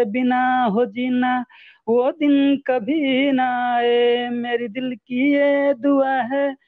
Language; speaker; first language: Hindi; native; Hindi